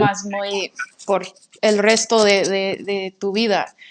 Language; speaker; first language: Spanish; non-native, fluent; English